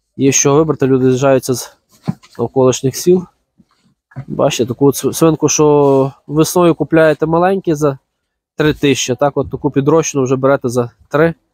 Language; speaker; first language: Ukrainian; native; Ukrainian